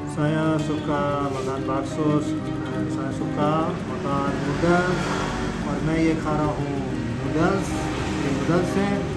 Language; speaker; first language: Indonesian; non-native, learner; Urdu